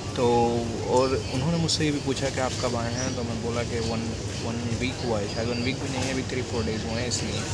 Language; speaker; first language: Hindi; native; Hindi